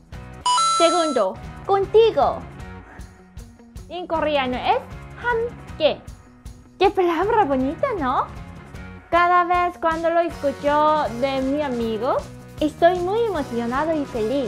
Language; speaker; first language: Spanish; non-native, learner; Korean